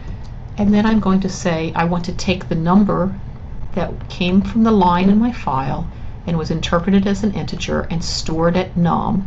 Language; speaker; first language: English; native; English